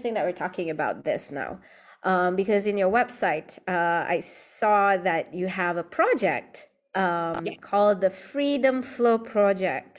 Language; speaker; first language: English; non-native, local second language; Malay